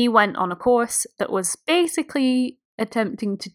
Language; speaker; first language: English; native; English